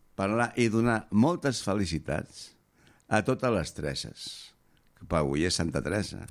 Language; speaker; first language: Catalan; native; Catalan